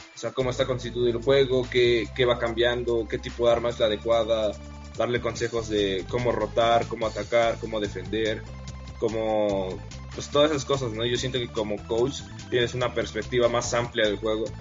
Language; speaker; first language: Spanish; native; Spanish